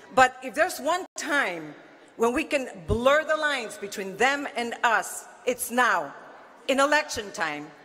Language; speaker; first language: English; early bilingual, other home language; Spanish